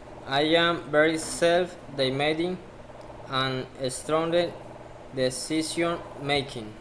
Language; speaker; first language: English; non-native, learner; Spanish